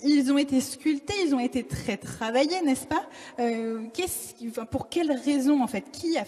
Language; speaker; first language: French; native; French